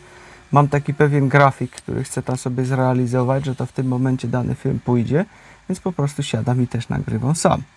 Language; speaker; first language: Polish; native; Polish